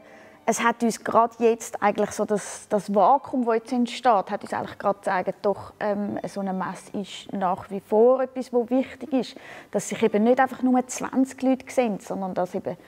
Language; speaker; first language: German; native; German